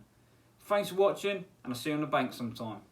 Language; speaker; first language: English; native; English